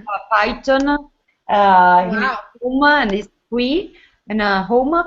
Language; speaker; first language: English; non-native, learner; Italian